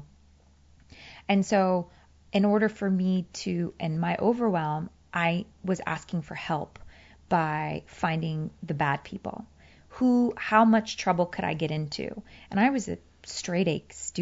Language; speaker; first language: English; early bilingual, other home language; Persian